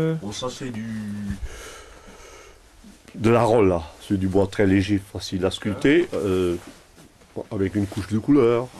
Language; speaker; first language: French; non-native, local second language; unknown